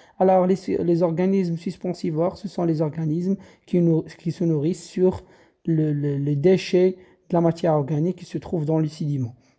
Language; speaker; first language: French; non-native, local second language; Arabic